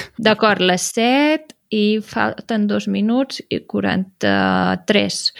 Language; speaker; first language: Catalan; native; Catalan